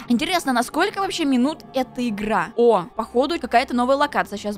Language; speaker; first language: Russian; native; Russian